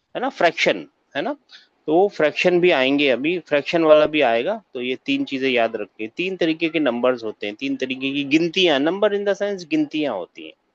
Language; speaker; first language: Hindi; native; Hindi